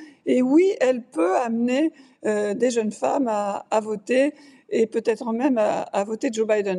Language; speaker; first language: French; native; French